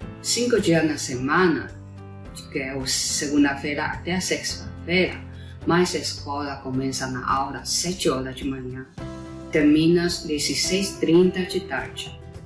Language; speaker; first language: Portuguese; non-native, fluent; Chinese